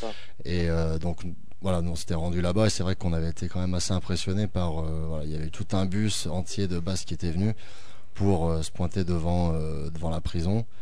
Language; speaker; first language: French; native; French